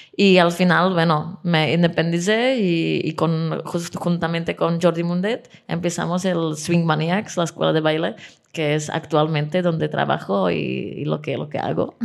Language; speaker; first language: Spanish; non-native, fluent; Czech